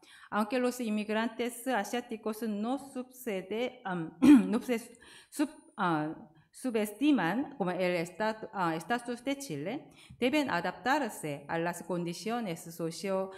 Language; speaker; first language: Spanish; non-native, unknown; Korean